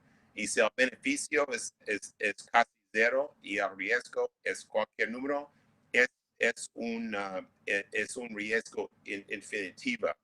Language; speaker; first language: Spanish; non-native, fluent; English